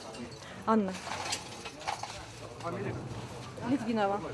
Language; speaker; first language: Russian; native; Russian